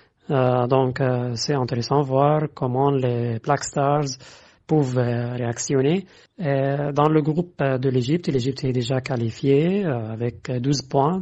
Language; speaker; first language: French; non-native, fluent; Arabic